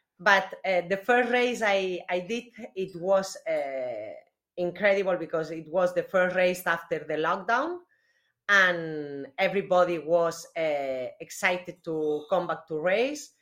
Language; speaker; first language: English; non-native, learner; Spanish